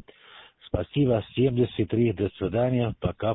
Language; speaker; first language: Russian; non-native, learner; German